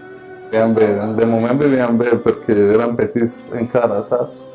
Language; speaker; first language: Catalan; early bilingual, other home language; Spanish